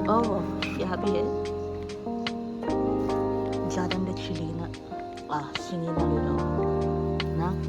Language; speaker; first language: Hindi; non-native, local second language; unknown